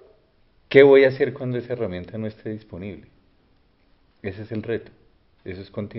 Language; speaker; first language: Spanish; native; Spanish